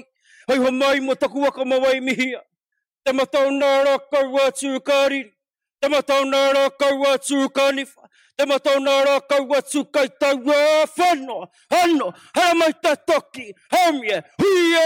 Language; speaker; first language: English; non-native, local second language; Māori